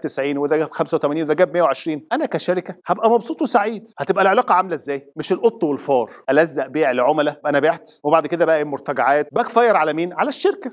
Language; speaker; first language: Arabic; native; Arabic